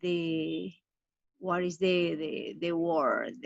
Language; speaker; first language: English; non-native, fluent; Spanish